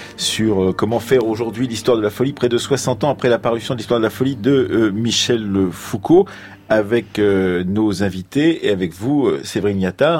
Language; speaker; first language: French; native; French